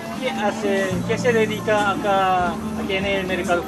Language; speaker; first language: Spanish; non-native, learner; Korean